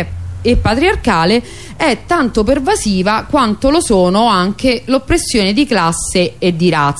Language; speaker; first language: Italian; native; Italian